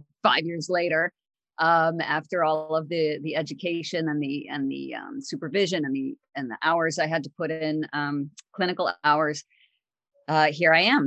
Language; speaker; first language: English; native; English